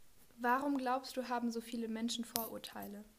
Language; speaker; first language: German; native; German